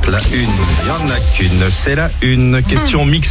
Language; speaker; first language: French; native; French